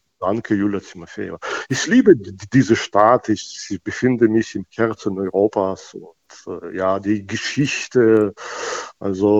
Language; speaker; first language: German; non-native, fluent; Russian